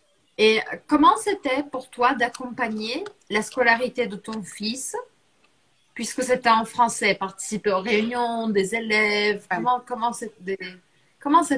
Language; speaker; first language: French; non-native, fluent; Portuguese